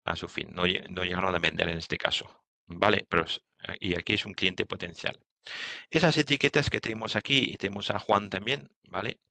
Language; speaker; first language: Spanish; non-native, fluent; French